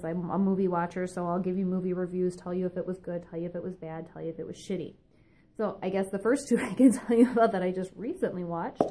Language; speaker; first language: English; native; English